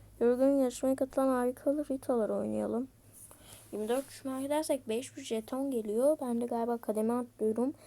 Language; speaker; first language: Turkish; native; Turkish